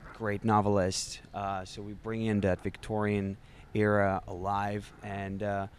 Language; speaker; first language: English; non-native, fluent; Russian